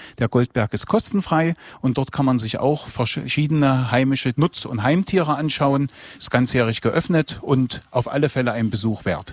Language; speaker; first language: German; native; German